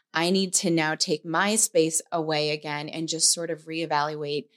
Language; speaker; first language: English; native; English